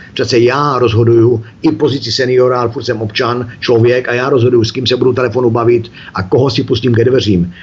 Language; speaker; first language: Czech; native; Czech